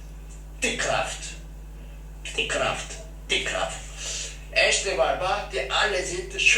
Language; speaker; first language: German; non-native, learner; Korean